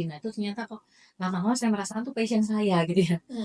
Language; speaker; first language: Indonesian; native; Indonesian